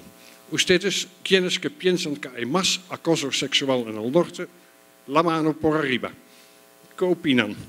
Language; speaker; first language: Spanish; non-native, fluent; Dutch